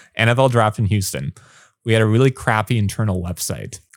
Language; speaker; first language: English; native; English